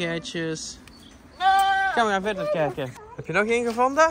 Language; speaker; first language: Dutch; native; Dutch